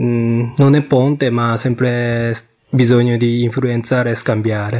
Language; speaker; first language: Italian; non-native, learner; Japanese